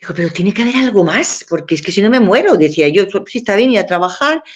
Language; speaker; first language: Spanish; native; Spanish